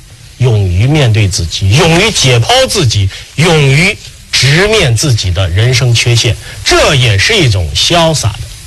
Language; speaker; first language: Chinese; native; Chinese